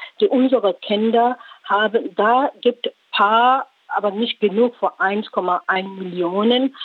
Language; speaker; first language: German; non-native, learner; Rohingya